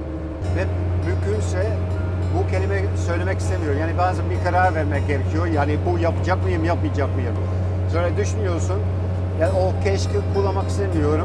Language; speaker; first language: Turkish; non-native, fluent; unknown